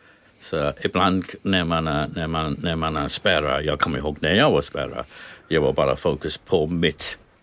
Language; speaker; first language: Swedish; non-native, fluent; English